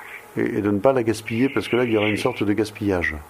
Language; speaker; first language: French; native; French